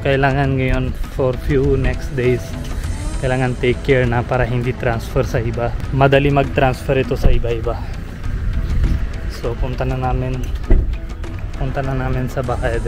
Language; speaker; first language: Filipino; non-native, learner; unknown